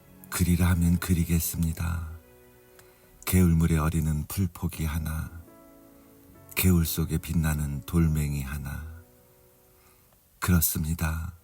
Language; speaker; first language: Korean; native; Korean